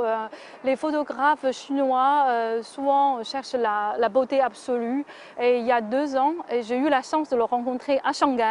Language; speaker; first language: French; non-native, fluent; Chinese